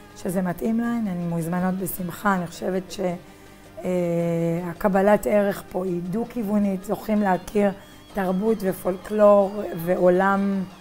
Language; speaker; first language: Hebrew; native; Hebrew